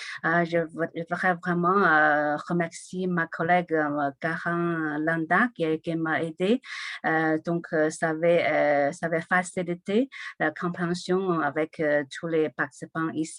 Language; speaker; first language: French; non-native, learner; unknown